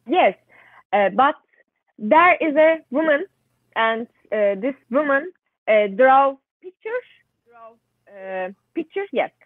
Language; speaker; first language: English; non-native, learner; Turkish